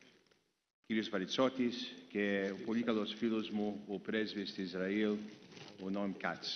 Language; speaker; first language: Greek; early bilingual, heritage; Greek